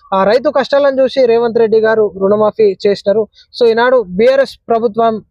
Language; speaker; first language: Telugu; native; Telugu